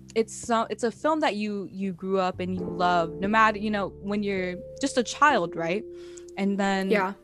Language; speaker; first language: English; early bilingual, other home language; Filipino